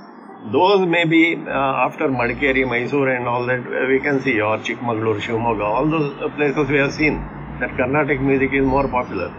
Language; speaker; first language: English; non-native, local second language; Konkani